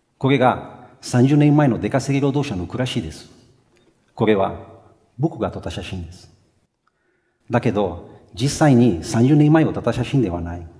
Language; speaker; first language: Japanese; non-native, fluent; Portuguese